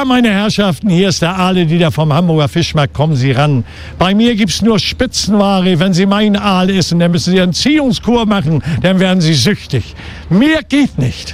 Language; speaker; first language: German; native; German